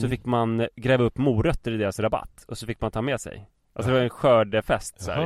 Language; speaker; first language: Swedish; native; Swedish